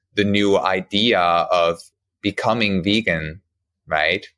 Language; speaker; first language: English; non-native, fluent; German